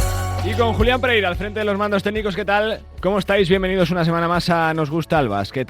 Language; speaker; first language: Spanish; native; Spanish